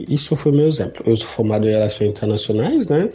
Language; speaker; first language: Portuguese; non-native, learner; Arabic